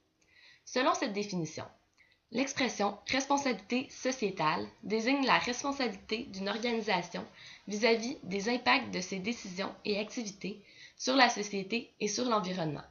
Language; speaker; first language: French; native; French